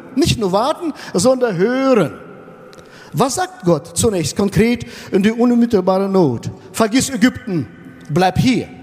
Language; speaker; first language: German; non-native, fluent; Russian